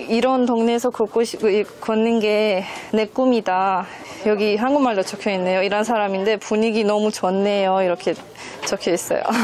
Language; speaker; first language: Korean; non-native, fluent; Persian